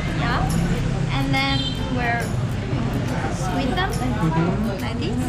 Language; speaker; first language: English; non-native, local second language; Vietnamese